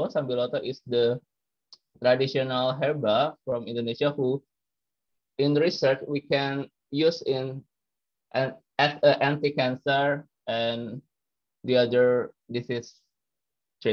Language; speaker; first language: English; non-native, learner; Indonesian